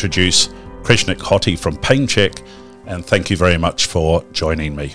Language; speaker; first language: English; native; English